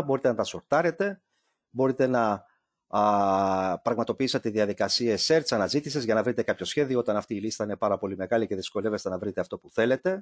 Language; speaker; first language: Greek; native; Greek